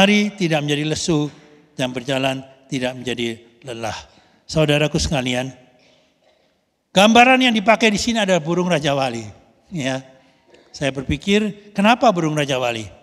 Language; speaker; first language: Indonesian; native; Indonesian